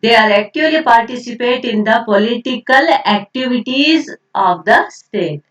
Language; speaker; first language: English; non-native, local second language; Kannada